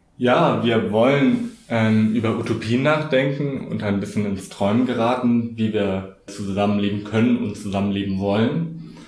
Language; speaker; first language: German; native; German